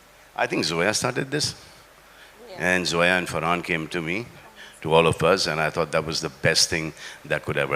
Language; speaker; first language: English; non-native, local second language; Hindi